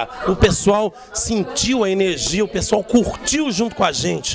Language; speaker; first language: Portuguese; native; Portuguese